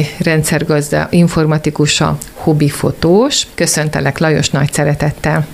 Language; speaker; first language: Hungarian; native; Hungarian